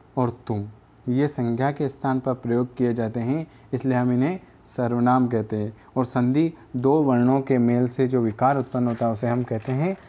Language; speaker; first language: Hindi; native; Hindi